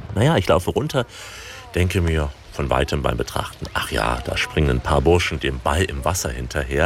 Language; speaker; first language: German; native; German